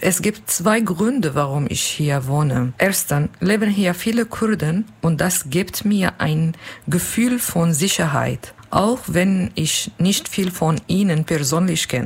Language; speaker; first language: German; non-native, learner; Kurdish